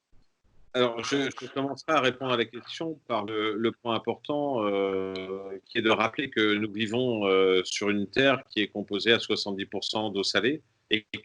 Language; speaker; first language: French; native; French